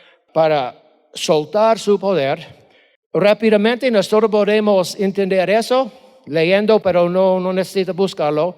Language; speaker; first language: Spanish; non-native, fluent; English